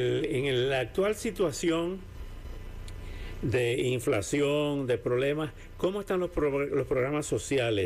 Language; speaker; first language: Spanish; native; Spanish